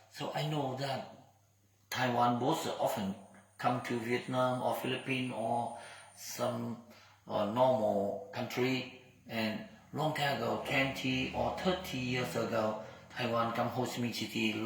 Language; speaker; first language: English; non-native, learner; Vietnamese